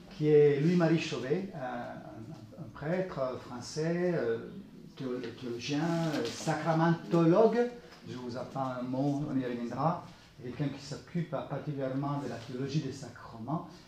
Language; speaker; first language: French; non-native, fluent; Italian